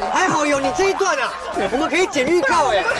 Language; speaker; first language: Chinese; native; Chinese